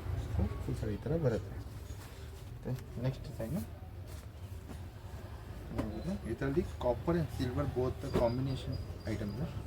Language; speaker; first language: Kannada; non-native, local second language; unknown